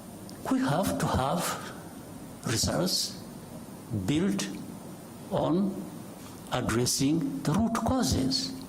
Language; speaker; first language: English; non-native, local second language; Kinyarwanda